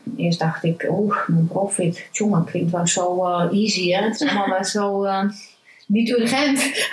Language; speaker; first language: Dutch; non-native, fluent; Romanian